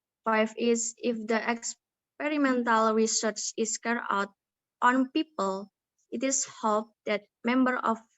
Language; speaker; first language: English; non-native, learner; Indonesian